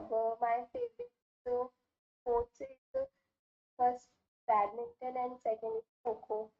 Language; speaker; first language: English; non-native, learner; Hindi